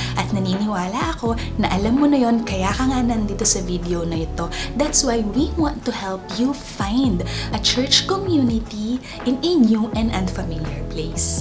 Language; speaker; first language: Filipino; native; Filipino